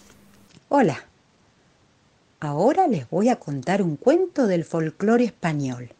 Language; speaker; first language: Spanish; native; Spanish